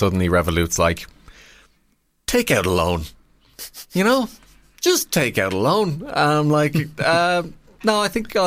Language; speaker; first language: English; native; English